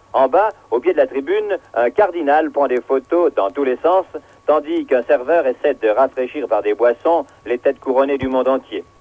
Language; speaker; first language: French; native; French